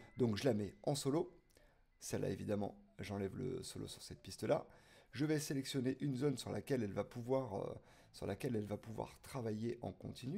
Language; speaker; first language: French; native; French